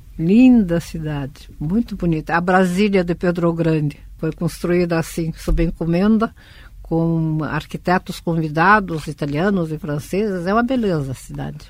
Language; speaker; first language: Portuguese; early bilingual, other home language; Russian